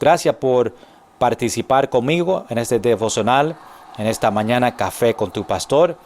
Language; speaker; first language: Spanish; non-native, fluent; English